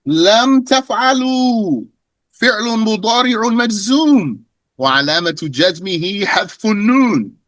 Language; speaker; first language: Arabic; non-native, fluent; English